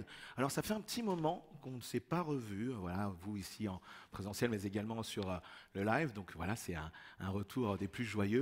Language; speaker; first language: French; native; French